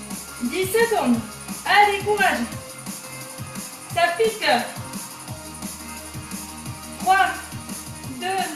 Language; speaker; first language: French; native; French